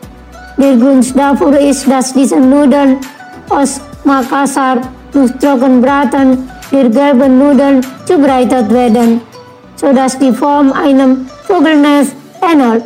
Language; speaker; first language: German; non-native, fluent; Indonesian